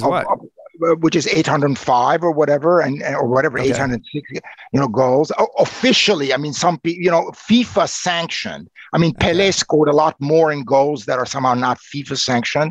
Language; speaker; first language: English; non-native, fluent; Romanian